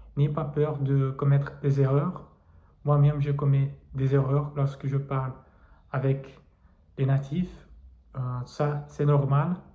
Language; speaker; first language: French; non-native, fluent; Portuguese